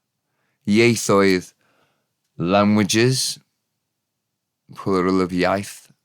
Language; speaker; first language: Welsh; non-native, learner; English